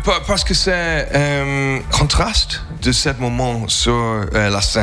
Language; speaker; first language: French; non-native, learner; English